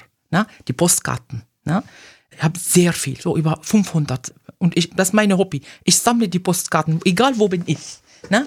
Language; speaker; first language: German; non-native, fluent; Arabic